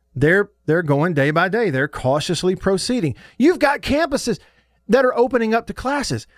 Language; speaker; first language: English; native; English